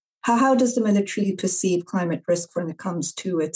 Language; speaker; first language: English; non-native, local second language; Urdu